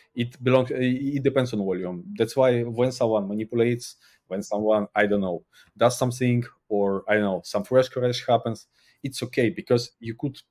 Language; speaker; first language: English; non-native, fluent; Uzbek